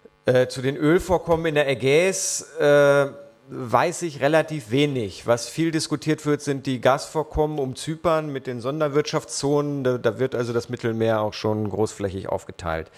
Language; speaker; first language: German; native; German